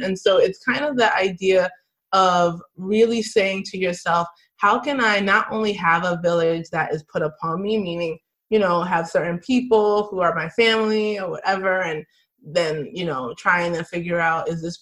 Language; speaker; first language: English; native; English